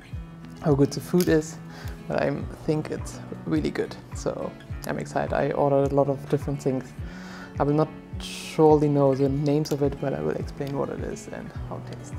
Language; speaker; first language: English; non-native, fluent; German